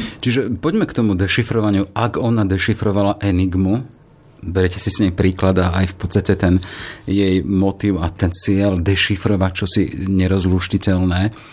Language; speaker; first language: Slovak; native; Slovak